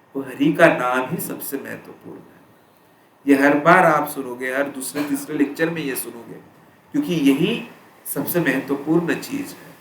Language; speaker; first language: Hindi; non-native, local second language; Marathi